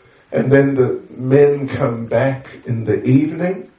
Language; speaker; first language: English; native; English